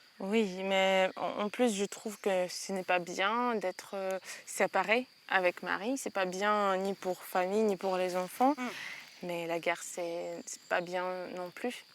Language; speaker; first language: French; non-native, fluent; Ukrainian